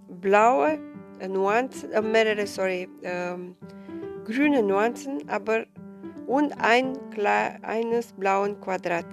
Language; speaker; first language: German; non-native, fluent; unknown